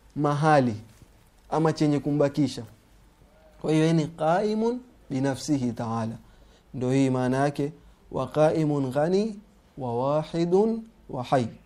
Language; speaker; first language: Swahili; native; Swahili